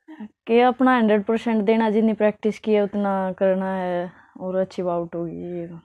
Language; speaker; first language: Hindi; native; Hindi